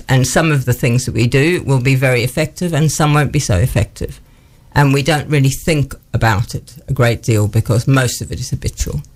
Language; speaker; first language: English; native; English